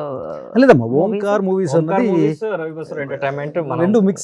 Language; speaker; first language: Telugu; native; Telugu